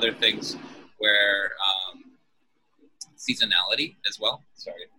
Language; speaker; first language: English; native; English